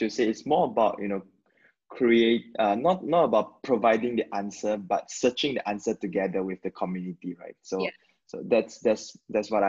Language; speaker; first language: English; non-native, local second language; Chinese